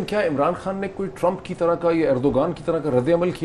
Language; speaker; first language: Urdu; native; Urdu